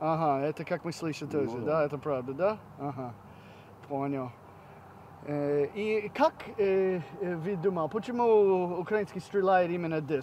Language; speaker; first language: Russian; non-native, learner; English